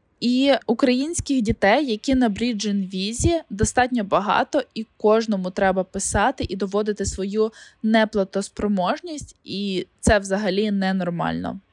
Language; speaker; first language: Ukrainian; native; Ukrainian